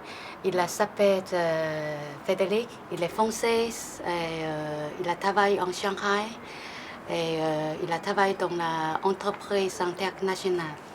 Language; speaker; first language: French; non-native, learner; Chinese